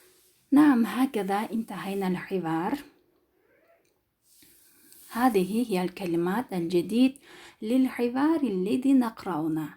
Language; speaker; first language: Arabic; non-native, learner; Kyrgyz